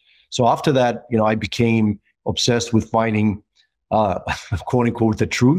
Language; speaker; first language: English; non-native, fluent; Greek